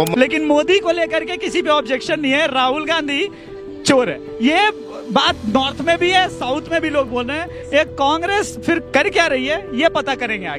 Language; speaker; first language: Hindi; native; Hindi